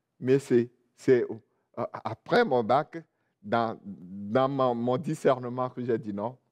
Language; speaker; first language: French; non-native, local second language; Ewe